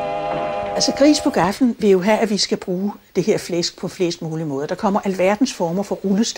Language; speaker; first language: Danish; native; Danish